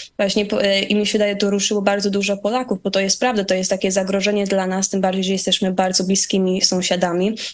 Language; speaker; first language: Polish; early bilingual, heritage; Polish